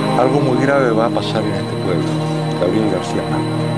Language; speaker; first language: Spanish; native; Spanish